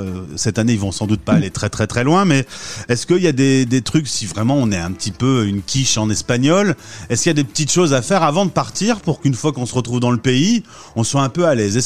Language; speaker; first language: French; native; French